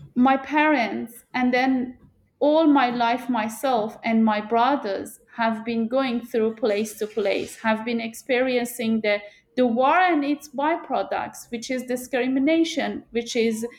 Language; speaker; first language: English; non-native, fluent; Persian